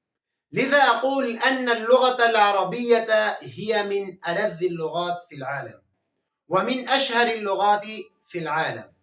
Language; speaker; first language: Arabic; non-native, fluent; Urdu